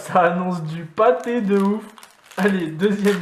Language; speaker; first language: French; native; French